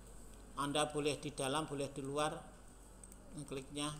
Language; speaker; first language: Indonesian; native; Indonesian